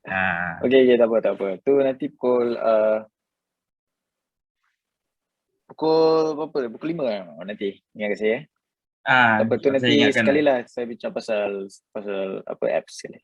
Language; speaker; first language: Malay; native; Malay